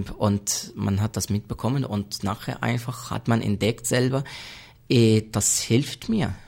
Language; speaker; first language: German; non-native, fluent; Arabic